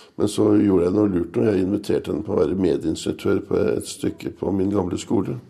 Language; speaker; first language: Norwegian; native; Norwegian